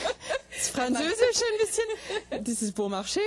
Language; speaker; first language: German; non-native, fluent; English